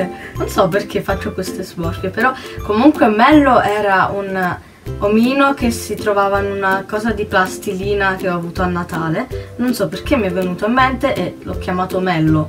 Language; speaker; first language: Italian; native; Italian